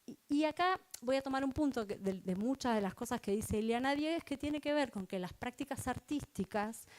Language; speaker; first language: Spanish; native; Spanish